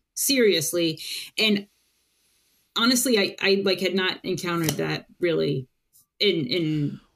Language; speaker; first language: English; early bilingual, other home language; Spanish